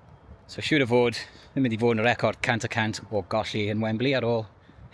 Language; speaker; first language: Welsh; native; Welsh